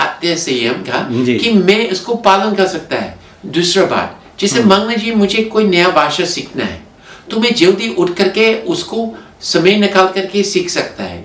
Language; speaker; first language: Hindi; non-native, fluent; English